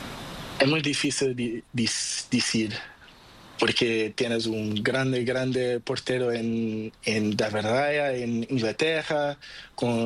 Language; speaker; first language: Spanish; non-native, learner; Portuguese